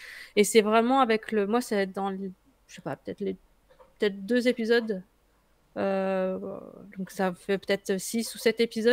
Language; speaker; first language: French; native; French